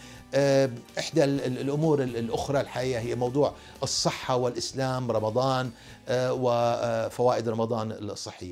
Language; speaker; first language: Arabic; native; Arabic